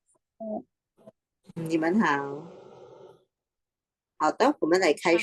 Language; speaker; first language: Chinese; non-native, fluent; Filipino